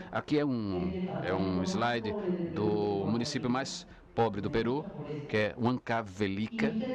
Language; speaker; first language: Portuguese; non-native, fluent; Spanish